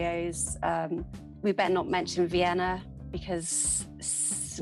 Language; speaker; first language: English; native; English